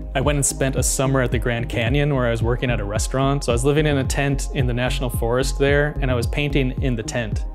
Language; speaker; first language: English; native; English